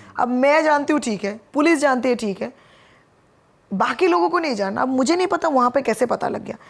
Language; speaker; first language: Hindi; non-native, local second language; Bangla